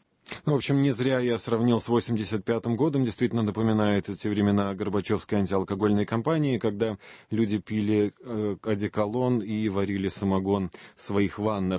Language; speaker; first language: Russian; native; Russian